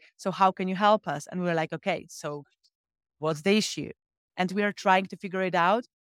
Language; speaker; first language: English; non-native, fluent; Polish